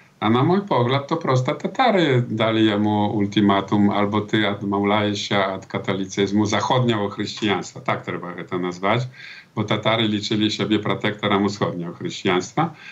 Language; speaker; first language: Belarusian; early bilingual, heritage; Belarusian